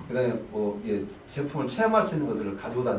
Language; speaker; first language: Korean; native; Korean